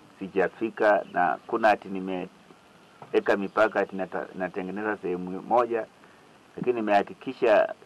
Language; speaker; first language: Swahili; non-native, local second language; Luyia